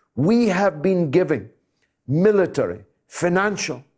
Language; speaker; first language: English; native; English